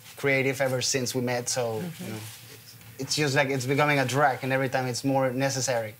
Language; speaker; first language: English; non-native, fluent; Spanish